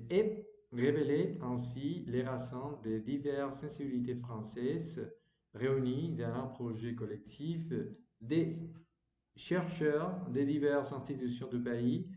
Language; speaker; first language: French; non-native, learner; Spanish